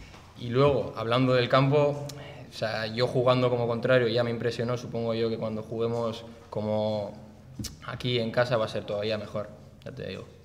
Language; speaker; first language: Spanish; native; Spanish